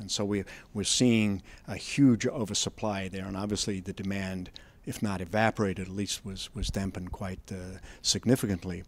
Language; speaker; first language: English; native; English